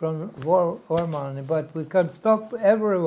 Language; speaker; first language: English; non-native, learner; Swedish